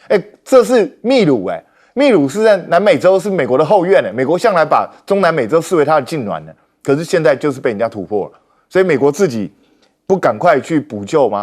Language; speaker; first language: Chinese; native; Chinese